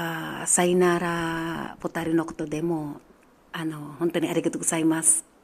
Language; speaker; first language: Japanese; non-native, learner; Filipino